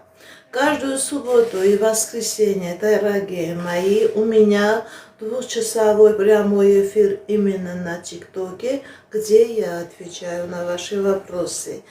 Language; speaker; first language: Russian; non-native, fluent; Armenian